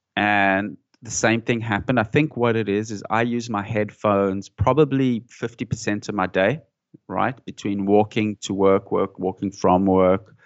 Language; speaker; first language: English; native; English